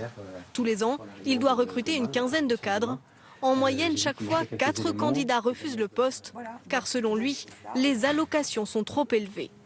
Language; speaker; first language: French; native; French